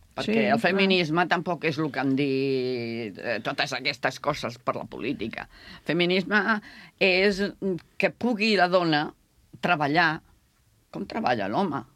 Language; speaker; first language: Catalan; non-native, local second language; Spanish